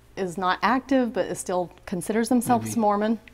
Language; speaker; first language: English; native; English